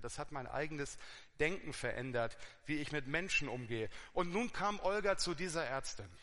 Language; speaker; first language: German; native; German